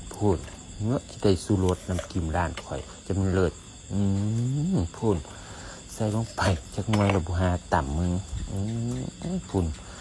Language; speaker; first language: Thai; native; Thai